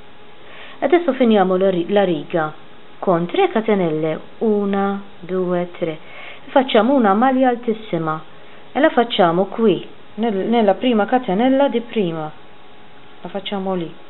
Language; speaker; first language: Italian; non-native, fluent; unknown